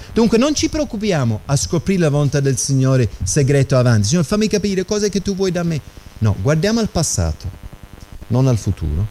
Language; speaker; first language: Italian; non-native, fluent; English